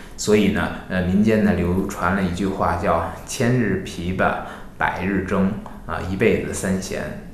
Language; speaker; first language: Chinese; native; Chinese